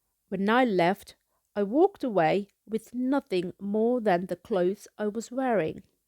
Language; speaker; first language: English; non-native, fluent; Thai